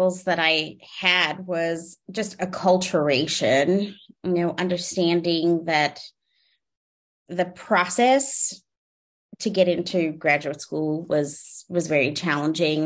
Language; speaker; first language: English; non-native, local second language; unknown